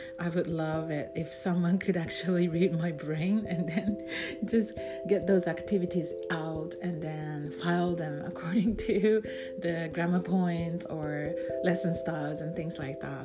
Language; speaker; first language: English; non-native, fluent; Japanese